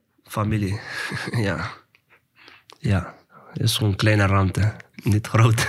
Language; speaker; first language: Dutch; non-native, learner; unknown